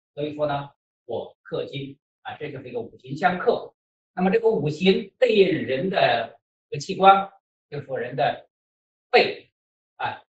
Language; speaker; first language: Chinese; native; Chinese